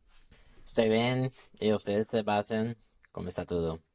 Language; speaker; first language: Spanish; non-native, local second language; Portuguese